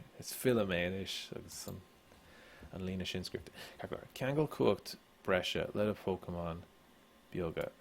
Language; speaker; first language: Irish; non-native, local second language; English